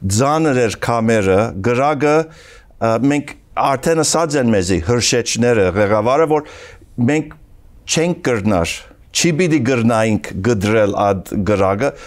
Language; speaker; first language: Armenian; early bilingual, heritage; Armenian